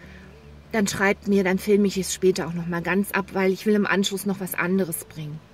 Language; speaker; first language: German; native; German